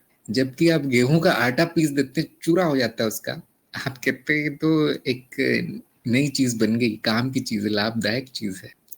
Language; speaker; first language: Hindi; native; Hindi